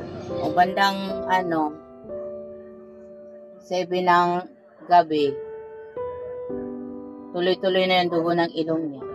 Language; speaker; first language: Filipino; non-native, local second language; Bikol